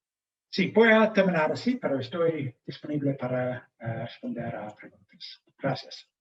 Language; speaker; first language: Spanish; non-native, fluent; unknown